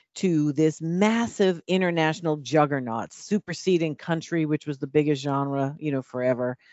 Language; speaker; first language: English; native; English